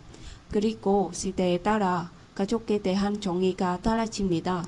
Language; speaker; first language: Korean; non-native, fluent; Vietnamese